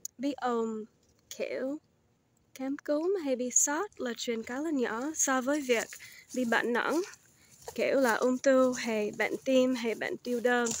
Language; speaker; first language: Vietnamese; early bilingual, heritage; Vietnamese